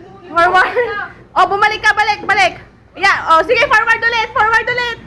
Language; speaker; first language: Filipino; native; Filipino